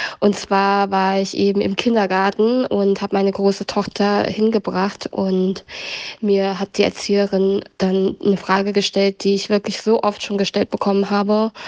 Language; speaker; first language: German; early bilingual, other home language; Vietnamese